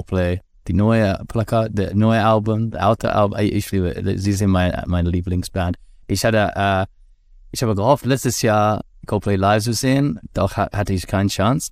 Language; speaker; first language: German; non-native, learner; English